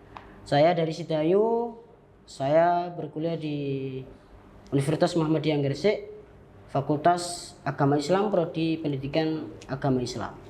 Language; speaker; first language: Indonesian; non-native, local second language; Javanese